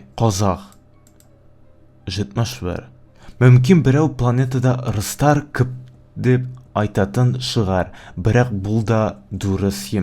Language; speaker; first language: Kazakh; non-native, learner; Tatar